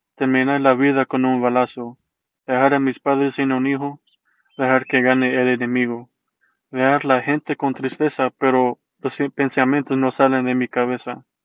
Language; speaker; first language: Spanish; early bilingual, heritage; Spanish